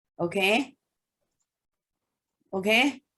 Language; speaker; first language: English; non-native, fluent; Thai